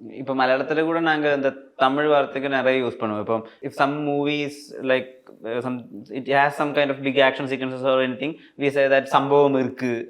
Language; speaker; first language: Tamil; non-native, learner; Malayalam